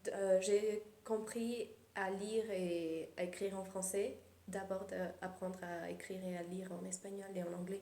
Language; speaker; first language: French; early bilingual, heritage; Spanish